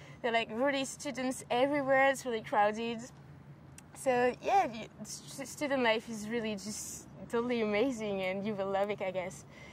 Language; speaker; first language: English; non-native, fluent; French